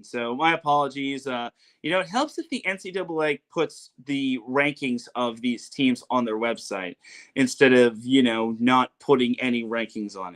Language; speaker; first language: English; native; English